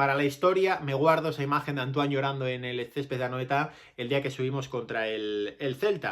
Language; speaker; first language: Spanish; native; Spanish